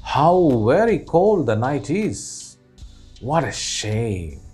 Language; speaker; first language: English; non-native, local second language; Malayalam